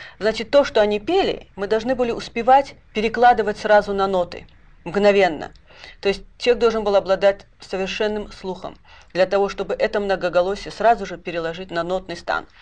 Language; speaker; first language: Russian; native; Russian